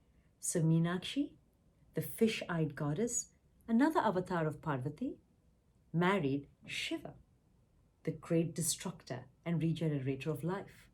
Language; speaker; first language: English; non-native, local second language; Tamil